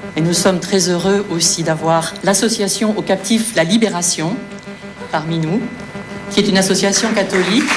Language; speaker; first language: French; native; French